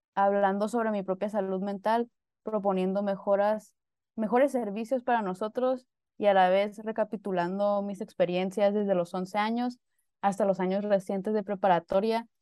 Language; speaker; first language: Spanish; native; Spanish